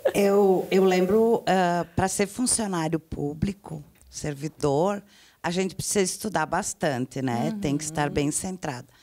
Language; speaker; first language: Portuguese; native; Portuguese